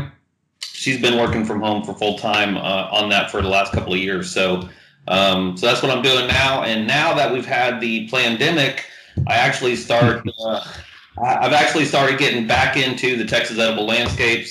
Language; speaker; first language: English; native; English